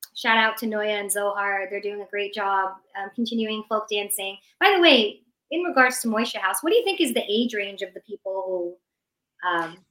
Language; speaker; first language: English; early bilingual, other home language; Persian